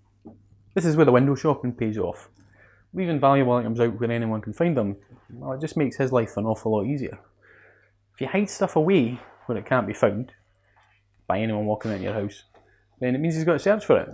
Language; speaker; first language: English; native; English